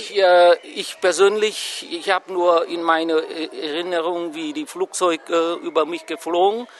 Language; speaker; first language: German; non-native, fluent; Vietnamese